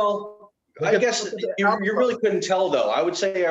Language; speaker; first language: English; native; English